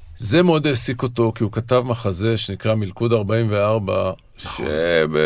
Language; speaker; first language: Hebrew; native; Hebrew